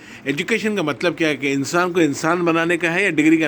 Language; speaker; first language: Urdu; native; Urdu